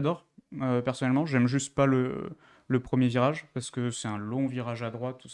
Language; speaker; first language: French; native; French